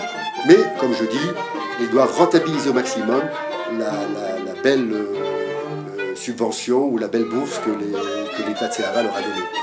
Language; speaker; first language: French; native; French